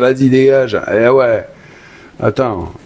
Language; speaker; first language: French; native; French